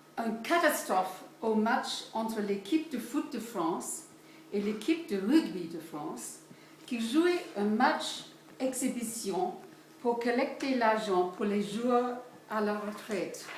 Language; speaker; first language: French; non-native, fluent; English